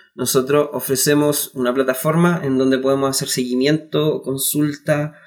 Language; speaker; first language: Spanish; native; Spanish